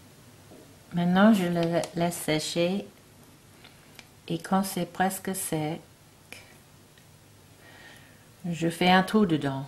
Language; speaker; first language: French; non-native, learner; English